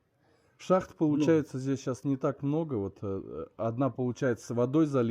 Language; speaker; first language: Russian; native; Russian